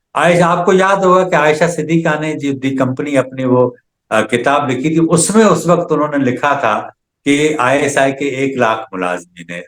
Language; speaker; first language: Urdu; non-native, local second language; Sindhi